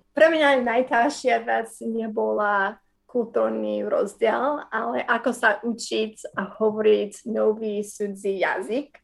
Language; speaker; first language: Slovak; non-native, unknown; English